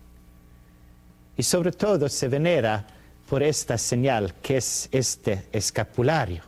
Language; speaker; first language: Spanish; non-native, fluent; Swedish